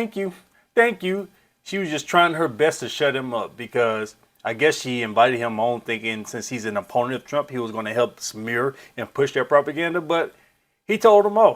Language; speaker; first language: English; native; English